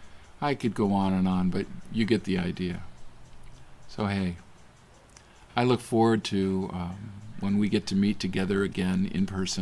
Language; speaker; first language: English; native; English